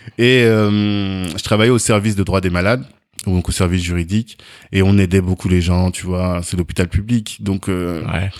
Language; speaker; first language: French; native; French